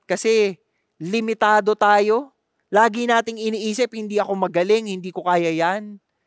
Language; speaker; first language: Filipino; native; Filipino